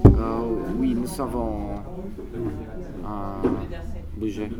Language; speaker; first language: French; non-native, learner; Italian